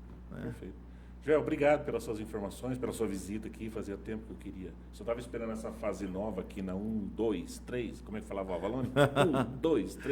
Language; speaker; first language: Portuguese; native; Portuguese